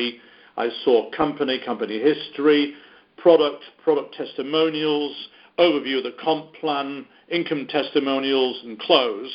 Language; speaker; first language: English; native; English